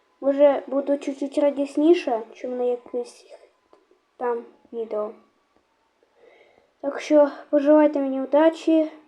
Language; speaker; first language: Ukrainian; non-native, local second language; Russian